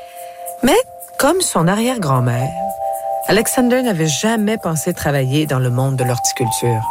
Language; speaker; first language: French; native; French